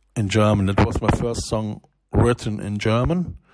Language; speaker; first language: English; non-native, fluent; German